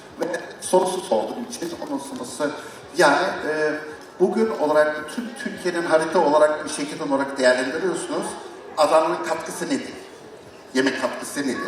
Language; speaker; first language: Turkish; non-native, learner; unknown